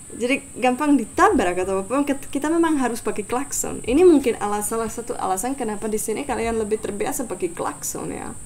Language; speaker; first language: Indonesian; non-native, fluent; Czech